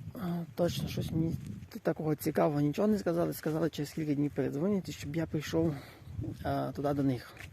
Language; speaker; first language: Ukrainian; native; Ukrainian